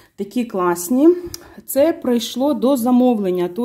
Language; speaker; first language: Ukrainian; non-native, local second language; Russian